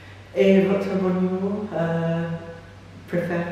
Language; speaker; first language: French; non-native, fluent; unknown